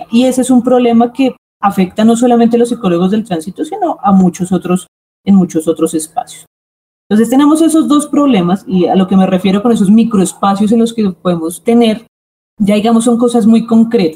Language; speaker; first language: Spanish; native; Spanish